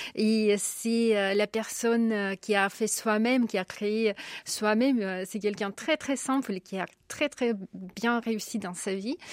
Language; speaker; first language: French; non-native, fluent; Ukrainian